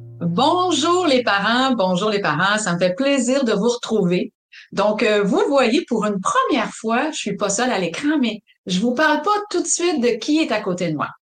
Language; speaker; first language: French; native; French